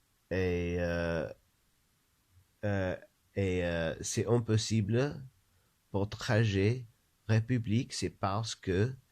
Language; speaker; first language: French; non-native, learner; English